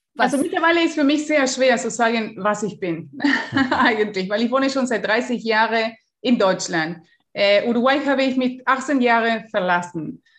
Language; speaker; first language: German; non-native, fluent; Spanish